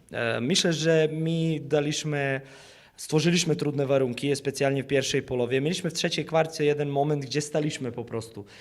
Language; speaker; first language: Polish; non-native, fluent; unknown